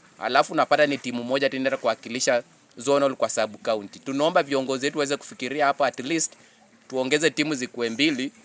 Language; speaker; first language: Swahili; non-native, local second language; Luyia